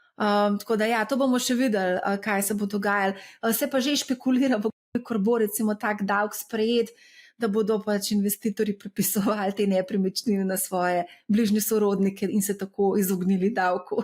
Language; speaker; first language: Slovenian; native; Slovenian